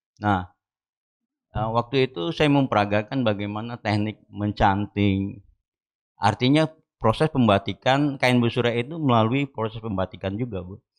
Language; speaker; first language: Indonesian; native; Indonesian